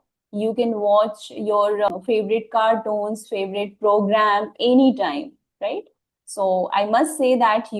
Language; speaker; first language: English; non-native, fluent; Hindi